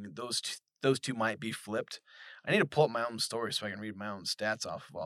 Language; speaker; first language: English; native; English